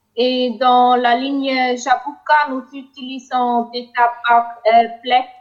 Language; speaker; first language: French; non-native, local second language; German